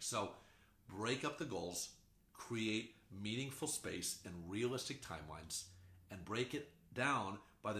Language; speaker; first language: English; native; English